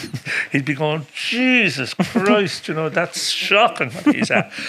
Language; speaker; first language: English; native; English